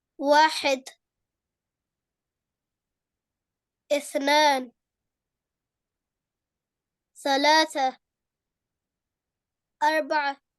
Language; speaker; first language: Arabic; non-native, learner; Urdu